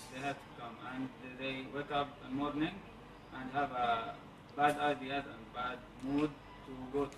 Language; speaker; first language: English; non-native, learner; Arabic